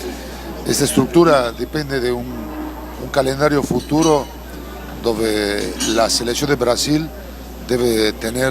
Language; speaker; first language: Portuguese; non-native, learner; Spanish